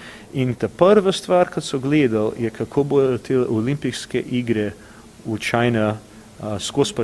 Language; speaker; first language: Slovenian; early bilingual, heritage; English